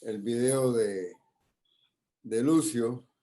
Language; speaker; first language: Spanish; non-native, fluent; English